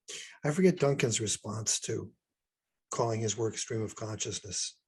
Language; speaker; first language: English; native; English